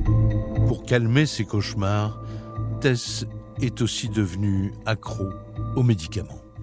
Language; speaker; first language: French; native; French